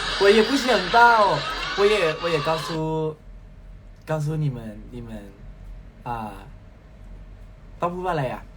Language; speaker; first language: Chinese; non-native, learner; Thai